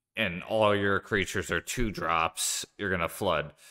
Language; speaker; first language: English; native; English